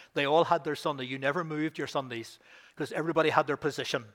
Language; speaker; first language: English; native; English